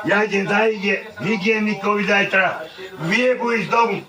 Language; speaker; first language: Slovak; native; Slovak